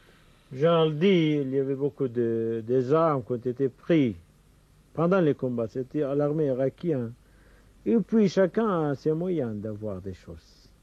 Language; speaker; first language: French; non-native, fluent; Kurdish